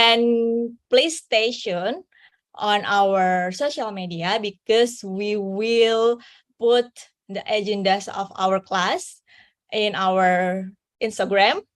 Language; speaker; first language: English; non-native, fluent; Indonesian